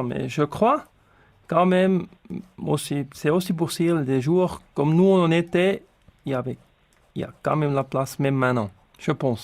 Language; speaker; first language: French; non-native, local second language; Swiss German